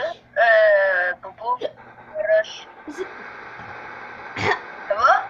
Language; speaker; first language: French; native; French